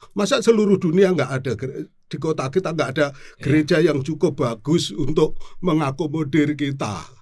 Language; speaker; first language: Indonesian; native; Indonesian